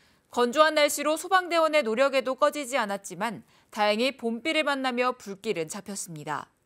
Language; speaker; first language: Korean; native; Korean